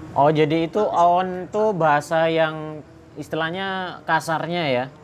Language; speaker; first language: Indonesian; native; Indonesian